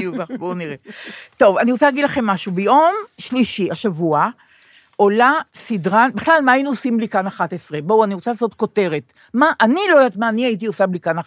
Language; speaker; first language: Hebrew; native; Hebrew